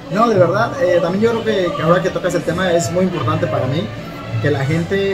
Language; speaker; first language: Spanish; native; Spanish